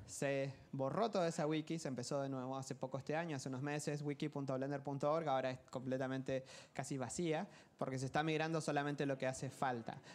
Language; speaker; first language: Spanish; native; Spanish